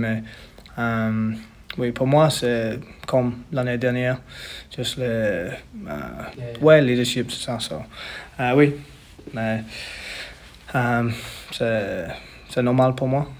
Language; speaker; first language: French; non-native, learner; English